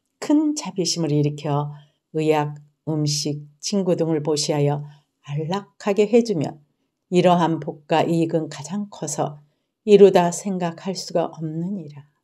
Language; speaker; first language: Korean; native; Korean